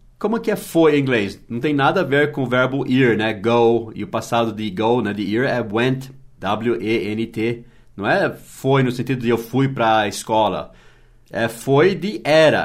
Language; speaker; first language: Portuguese; non-native, fluent; English